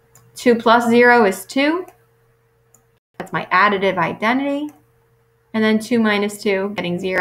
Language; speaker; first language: English; native; English